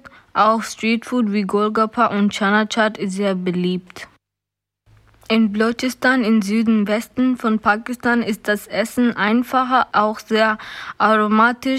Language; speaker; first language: German; non-native, learner; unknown